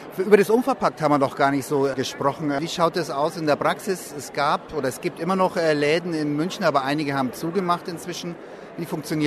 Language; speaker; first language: German; native; German